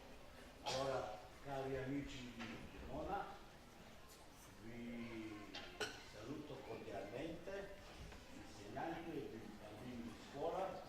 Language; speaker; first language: Italian; non-native, learner; Slovenian